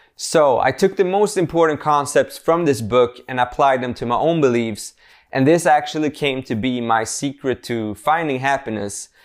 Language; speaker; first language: English; non-native, fluent; Swedish